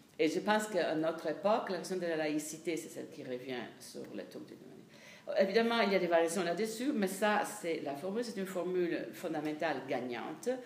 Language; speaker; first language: French; non-native, fluent; Italian